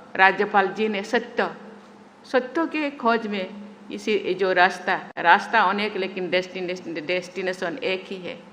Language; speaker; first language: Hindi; non-native, local second language; Santali